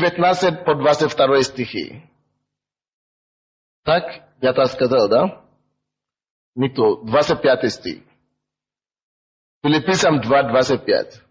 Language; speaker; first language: Russian; non-native, fluent; Yoruba